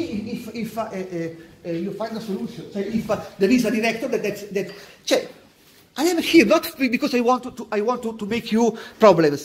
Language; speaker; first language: English; non-native, learner; Italian